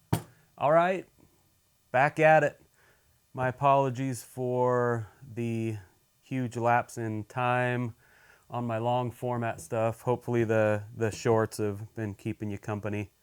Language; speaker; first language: English; native; English